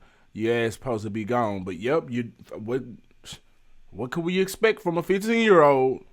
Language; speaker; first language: English; native; English